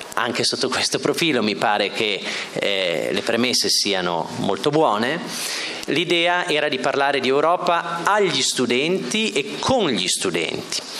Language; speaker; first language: Italian; native; Italian